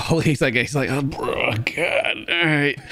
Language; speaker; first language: English; native; English